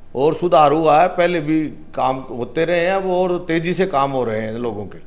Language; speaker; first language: Hindi; native; Hindi